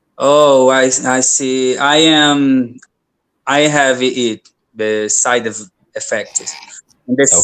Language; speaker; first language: English; non-native, learner; Portuguese